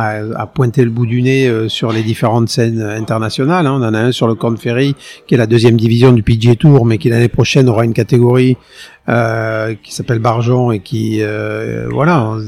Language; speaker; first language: French; native; French